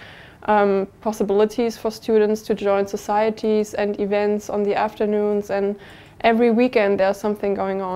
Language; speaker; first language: English; non-native, fluent; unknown